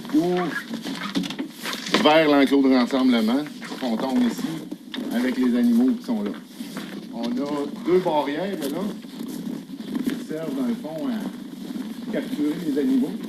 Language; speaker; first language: French; native; French